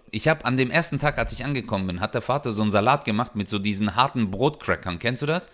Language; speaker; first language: German; early bilingual, other home language; Turkish